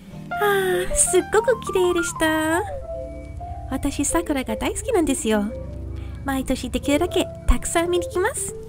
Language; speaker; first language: Japanese; non-native, fluent; English